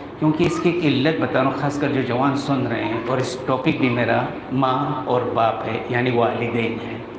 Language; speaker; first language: Urdu; non-native, local second language; Kashmiri